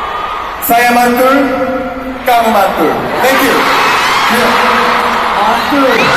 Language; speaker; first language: Indonesian; non-native, learner; Korean